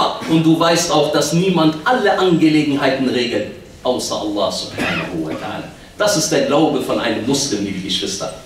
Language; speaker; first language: German; early bilingual, other home language; Arabic